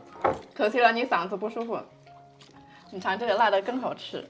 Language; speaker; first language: Chinese; non-native, learner; Indonesian